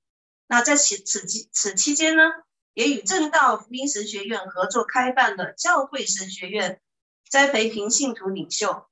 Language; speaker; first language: Chinese; native; Chinese